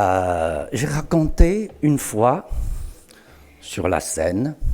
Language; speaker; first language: French; non-native, fluent; Chinese